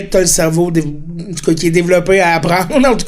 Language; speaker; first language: French; native; French